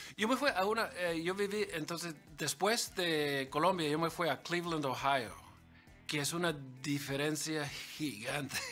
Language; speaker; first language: Spanish; early bilingual, other home language; English